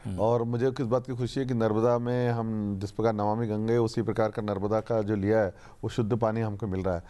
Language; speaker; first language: Hindi; native; Hindi